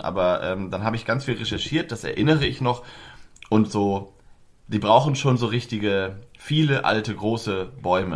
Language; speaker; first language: German; native; German